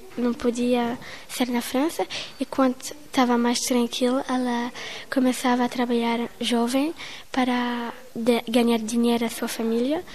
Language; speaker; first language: Portuguese; early bilingual, heritage; French